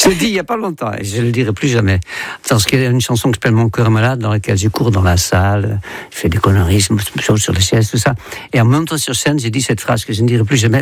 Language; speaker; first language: French; non-native, fluent; Dutch